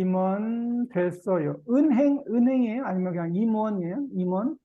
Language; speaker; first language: Korean; native; Korean